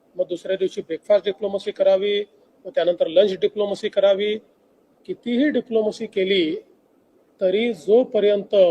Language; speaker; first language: Marathi; native; Marathi